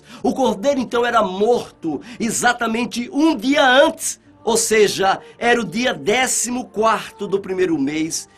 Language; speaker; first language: Portuguese; native; Portuguese